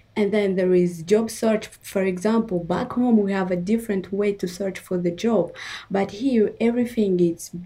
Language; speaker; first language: English; non-native, fluent; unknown